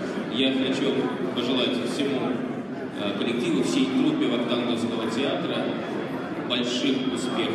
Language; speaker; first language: Russian; native; Russian